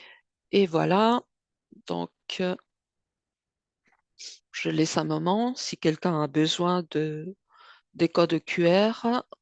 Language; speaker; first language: French; non-native, fluent; Spanish